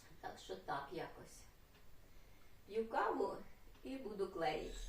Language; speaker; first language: Ukrainian; native; Ukrainian